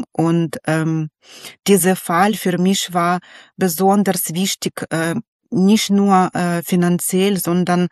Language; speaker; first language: German; non-native, learner; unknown